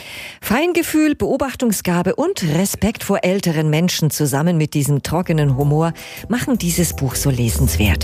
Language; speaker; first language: German; native; German